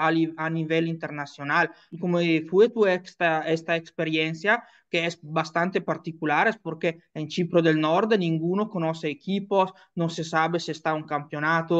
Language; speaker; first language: Spanish; non-native, learner; Italian